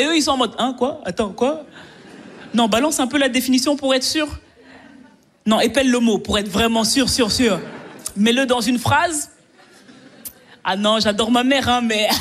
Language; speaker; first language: French; native; French